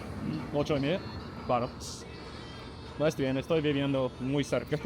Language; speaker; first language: Spanish; non-native, learner; English